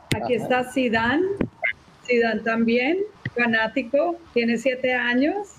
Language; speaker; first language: Spanish; native; Spanish